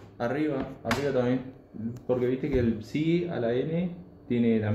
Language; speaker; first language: Spanish; native; Spanish